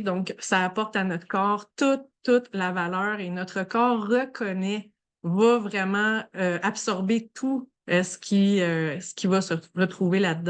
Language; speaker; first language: French; native; French